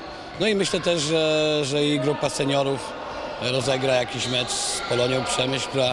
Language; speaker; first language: Polish; native; Polish